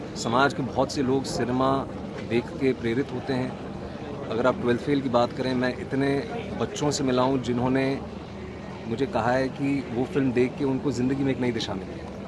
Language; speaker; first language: Hindi; native; Hindi